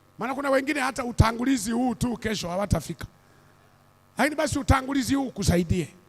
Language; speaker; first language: Swahili; native; Swahili